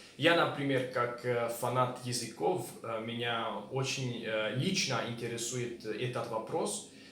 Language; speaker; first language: Russian; non-native, learner; Hungarian